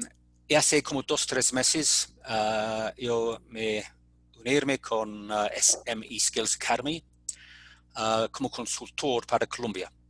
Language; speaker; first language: Spanish; non-native, fluent; English